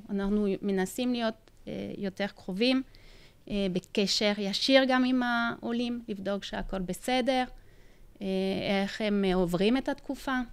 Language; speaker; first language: Hebrew; non-native, fluent; French